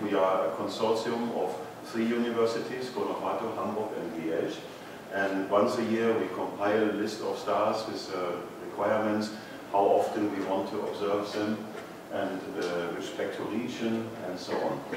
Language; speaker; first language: English; non-native, fluent; German